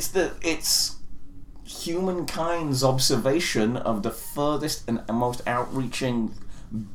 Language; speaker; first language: English; native; English